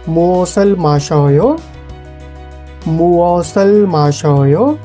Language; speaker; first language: Korean; non-native, fluent; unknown